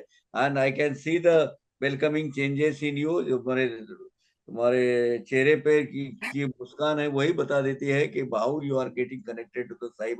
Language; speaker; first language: Hindi; native; Hindi